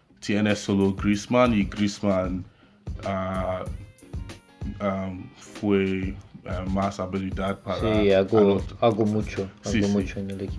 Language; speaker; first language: Spanish; non-native, learner; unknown